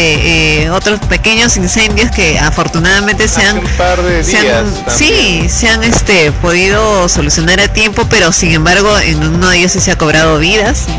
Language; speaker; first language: Spanish; native; Spanish